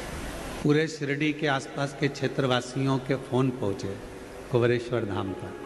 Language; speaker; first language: Hindi; native; Hindi